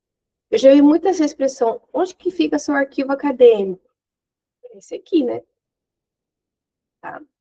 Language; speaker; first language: Portuguese; native; Portuguese